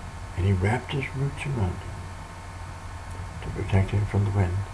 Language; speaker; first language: English; native; English